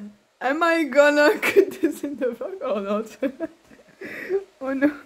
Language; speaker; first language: English; non-native, fluent; French